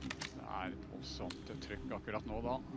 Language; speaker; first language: Norwegian; native; Norwegian